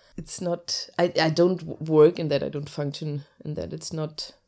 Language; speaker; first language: English; non-native, fluent; German